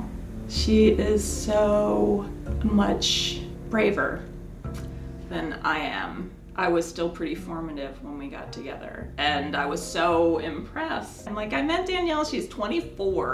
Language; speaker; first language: English; native; English